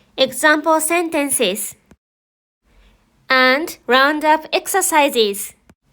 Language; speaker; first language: English; non-native, fluent; Japanese